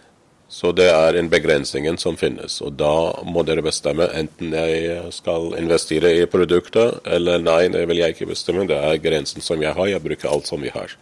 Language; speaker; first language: Norwegian; non-native, fluent; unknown